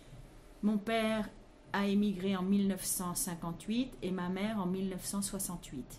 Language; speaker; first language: French; early bilingual, other home language; Spanish